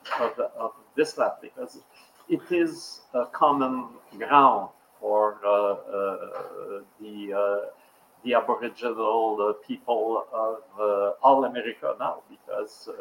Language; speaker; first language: English; non-native, local second language; French